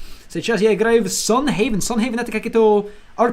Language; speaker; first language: Russian; non-native, learner; English